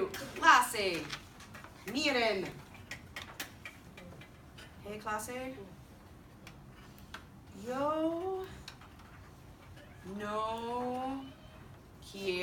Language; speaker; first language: Spanish; non-native, fluent; English